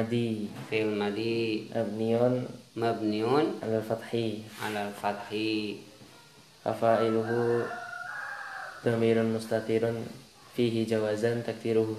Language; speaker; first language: Arabic; non-native, learner; Indonesian